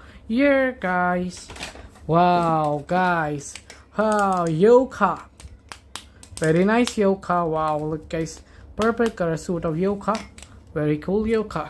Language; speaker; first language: English; non-native, learner; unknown